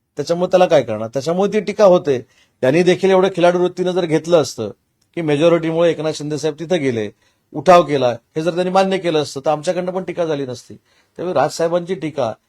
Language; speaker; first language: Marathi; native; Marathi